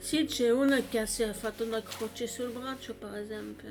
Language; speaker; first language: Italian; non-native, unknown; French